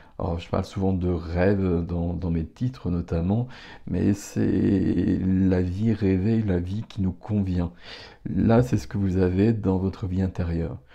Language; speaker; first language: French; native; French